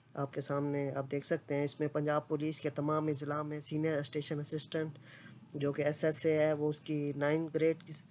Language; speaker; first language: Urdu; non-native, local second language; Punjabi